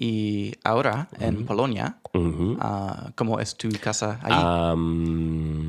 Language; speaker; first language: Spanish; non-native, learner; English